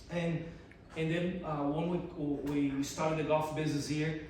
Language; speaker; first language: English; non-native, fluent; Portuguese